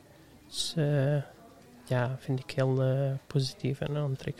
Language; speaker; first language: Dutch; non-native, fluent; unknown